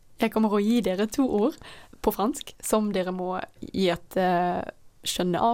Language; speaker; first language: Norwegian; non-native, fluent; Dutch